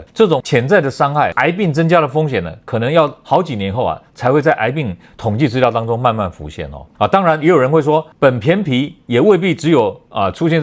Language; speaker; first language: Chinese; native; Chinese